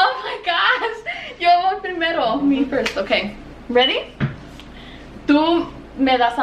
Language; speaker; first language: Spanish; early bilingual, heritage; Spanish